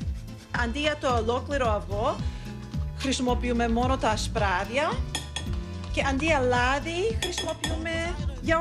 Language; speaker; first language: Greek; early bilingual, heritage; Greek